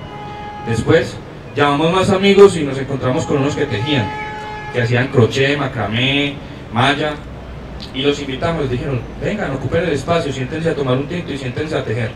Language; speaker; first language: Spanish; native; Spanish